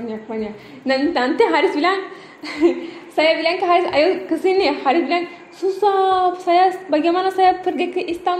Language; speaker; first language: Indonesian; non-native, learner; Turkish